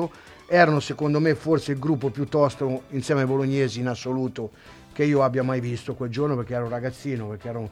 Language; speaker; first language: Italian; native; Italian